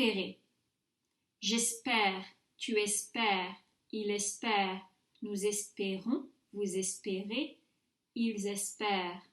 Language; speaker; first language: French; non-native, fluent; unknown